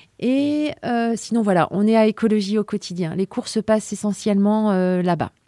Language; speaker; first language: French; native; French